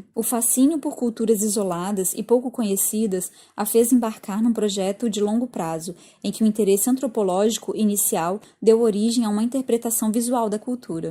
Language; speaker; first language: Portuguese; native; Portuguese